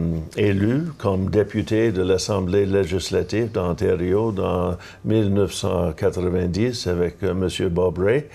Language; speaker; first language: French; non-native, local second language; English